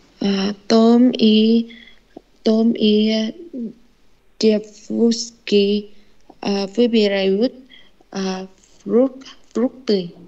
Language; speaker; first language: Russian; non-native, learner; Vietnamese